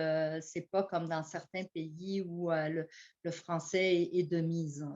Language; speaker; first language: French; early bilingual, heritage; French